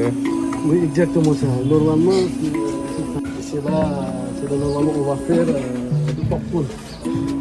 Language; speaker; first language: French; non-native, learner; Nepali